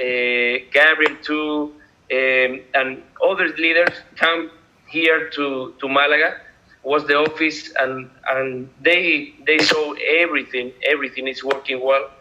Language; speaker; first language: English; non-native, learner; Spanish